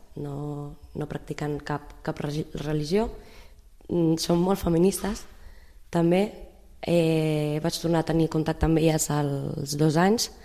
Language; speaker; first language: Catalan; early bilingual, other home language; Arabic